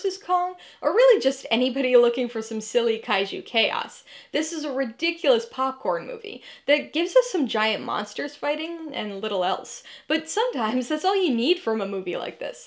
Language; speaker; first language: English; native; English